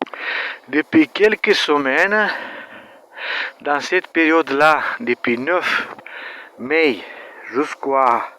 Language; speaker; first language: French; non-native, learner; Romanian